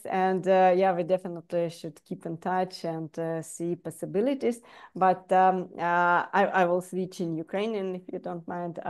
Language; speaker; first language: English; non-native, fluent; Ukrainian